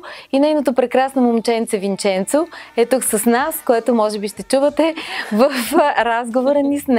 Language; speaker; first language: Bulgarian; native; Bulgarian